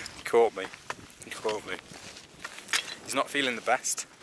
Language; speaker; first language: English; native; English